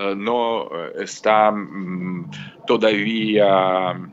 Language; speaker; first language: Spanish; non-native, fluent; Russian